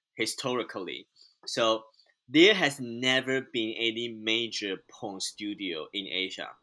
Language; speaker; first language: English; non-native, fluent; Chinese